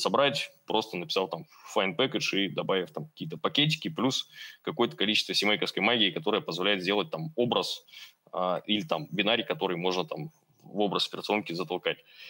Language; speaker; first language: Russian; native; Russian